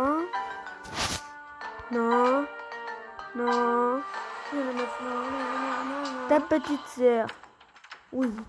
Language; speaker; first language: French; native; French